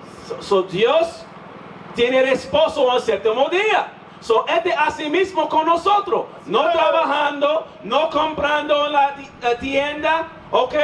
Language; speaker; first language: Spanish; non-native, learner; English